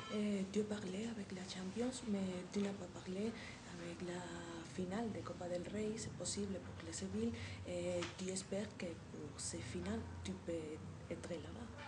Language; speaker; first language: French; non-native, learner; Spanish